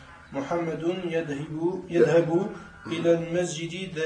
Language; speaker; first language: Arabic; non-native, learner; French